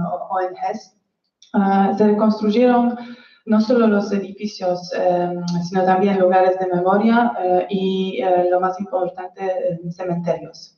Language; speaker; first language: Spanish; non-native, fluent; Polish